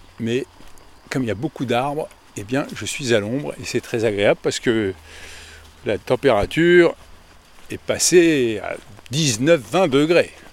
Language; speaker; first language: French; native; French